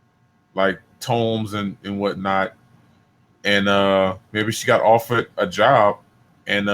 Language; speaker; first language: English; native; English